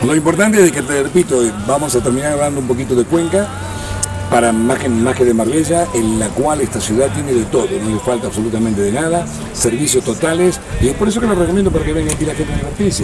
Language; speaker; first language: Spanish; native; Spanish